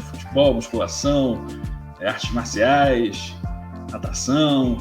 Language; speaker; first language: Portuguese; native; Portuguese